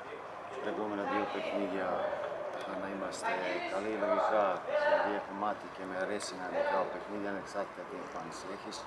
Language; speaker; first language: Greek; non-native, fluent; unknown